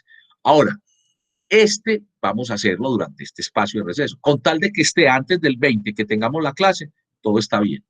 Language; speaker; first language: Spanish; native; Spanish